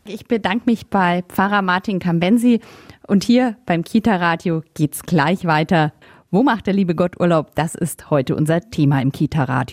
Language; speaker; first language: German; native; German